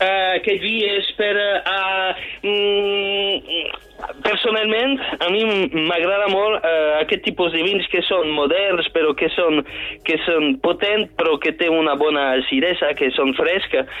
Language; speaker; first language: Catalan; non-native, fluent; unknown